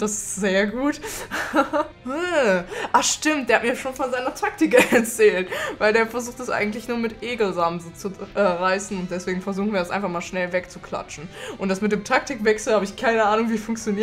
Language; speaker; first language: German; native; German